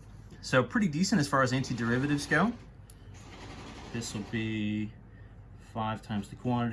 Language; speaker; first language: English; native; English